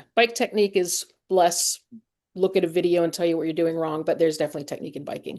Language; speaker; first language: English; native; English